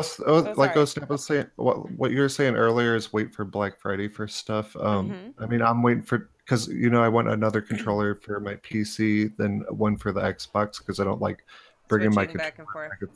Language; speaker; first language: English; native; English